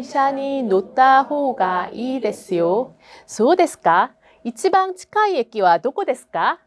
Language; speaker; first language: Japanese; non-native, fluent; Korean